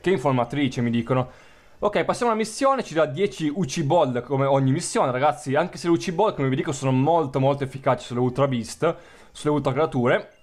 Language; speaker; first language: Italian; native; Italian